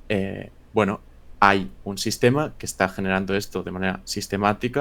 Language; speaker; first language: Spanish; native; Spanish